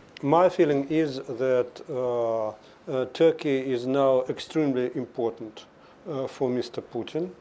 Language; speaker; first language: English; non-native, fluent; Russian